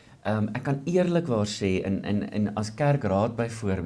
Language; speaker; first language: Afrikaans; native; Afrikaans